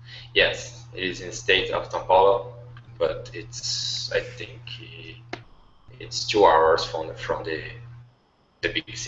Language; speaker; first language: English; non-native, learner; Portuguese